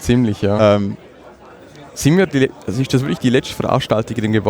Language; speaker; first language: German; native; German